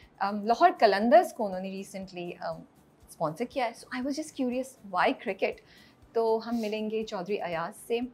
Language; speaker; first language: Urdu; native; Urdu